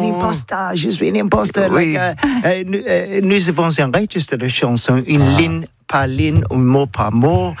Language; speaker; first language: French; non-native, learner; English